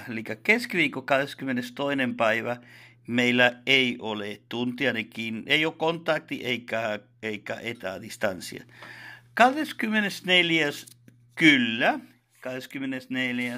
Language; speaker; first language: Finnish; non-native, learner; Spanish